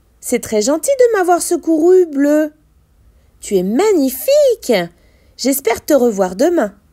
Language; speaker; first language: French; native; French